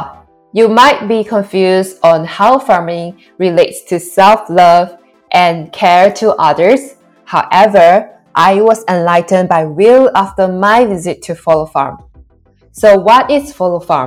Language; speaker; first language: English; non-native, local second language; Chinese